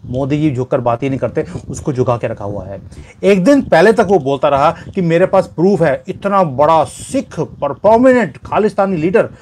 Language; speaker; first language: Hindi; native; Hindi